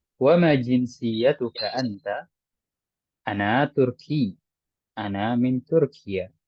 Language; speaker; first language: Arabic; non-native, fluent; Indonesian